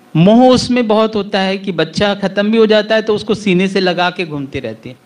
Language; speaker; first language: Hindi; native; Hindi